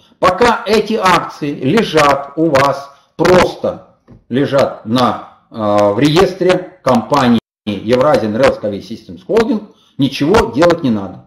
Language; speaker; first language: Russian; native; Russian